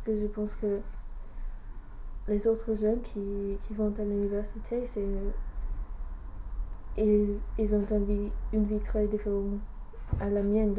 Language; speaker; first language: French; non-native, learner; English